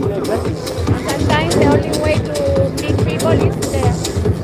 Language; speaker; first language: English; non-native, fluent; Spanish